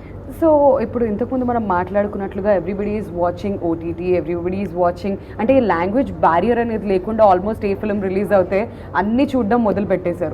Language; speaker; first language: Telugu; native; Telugu